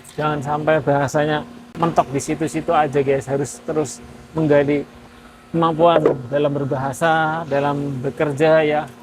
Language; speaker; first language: Indonesian; native; Indonesian